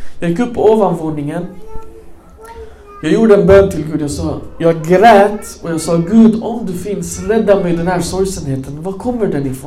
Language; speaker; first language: Swedish; early bilingual, other home language; Arabic